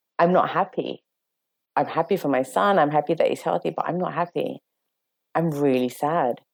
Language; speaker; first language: English; native; English